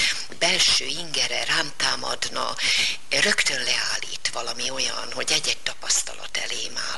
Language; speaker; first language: Hungarian; native; Hungarian